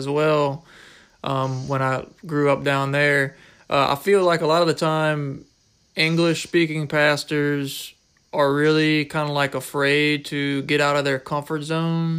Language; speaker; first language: English; native; English